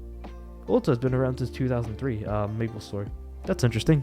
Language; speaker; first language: English; native; English